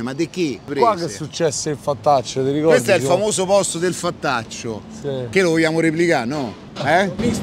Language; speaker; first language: Italian; native; Italian